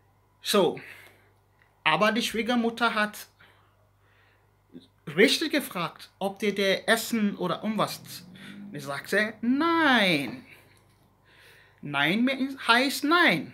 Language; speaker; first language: German; non-native, learner; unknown